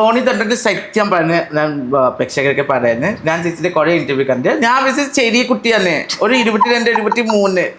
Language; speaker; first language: Malayalam; non-native, fluent; Assamese